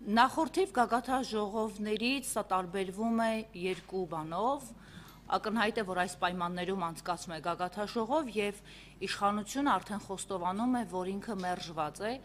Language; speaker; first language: Armenian; native; Armenian